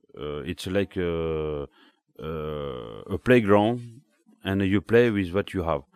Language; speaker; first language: English; non-native, learner; French